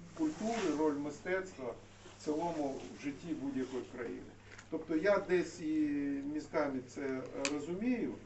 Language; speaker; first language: Ukrainian; non-native, local second language; Russian